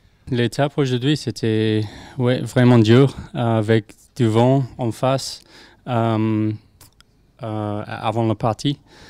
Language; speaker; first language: French; non-native, learner; English